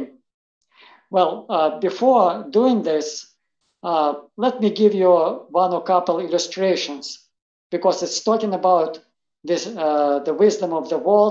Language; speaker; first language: English; non-native, fluent; Russian